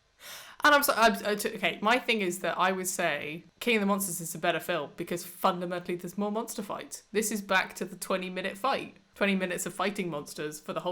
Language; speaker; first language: English; native; English